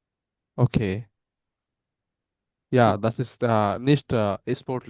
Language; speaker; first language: German; non-native, learner; Bangla